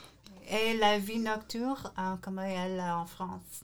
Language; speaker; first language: French; non-native, learner; English